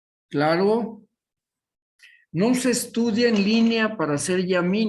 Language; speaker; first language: Spanish; native; Spanish